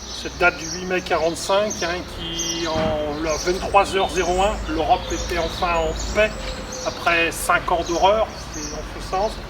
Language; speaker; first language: French; native; French